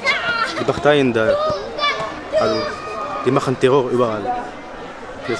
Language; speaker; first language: German; non-native, learner; Arabic